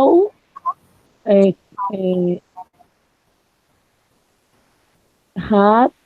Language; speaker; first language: English; non-native, learner; Spanish